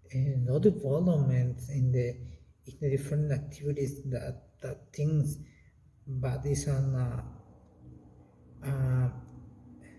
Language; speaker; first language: English; non-native, learner; Spanish